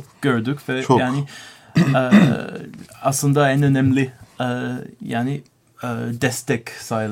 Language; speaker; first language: Turkish; non-native, learner; English